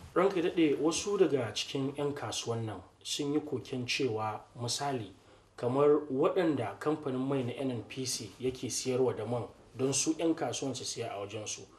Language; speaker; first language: Hausa; native; Hausa